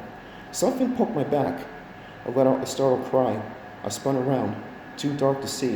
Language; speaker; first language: English; native; English